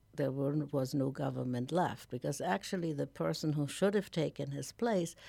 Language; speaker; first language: English; non-native, fluent; German